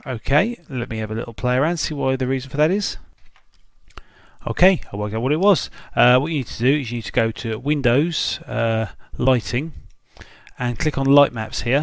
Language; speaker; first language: English; native; English